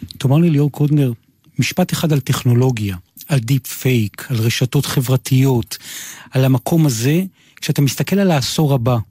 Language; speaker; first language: Hebrew; native; Hebrew